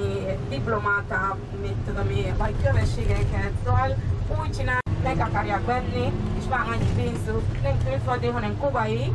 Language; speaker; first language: Hungarian; non-native, fluent; Spanish